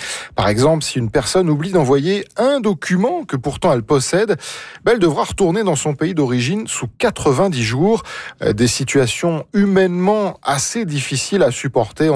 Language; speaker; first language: French; native; French